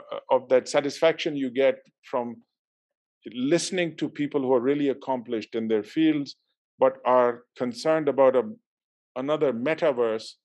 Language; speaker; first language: English; non-native, local second language; Urdu